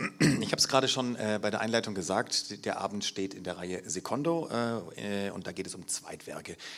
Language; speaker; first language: German; native; German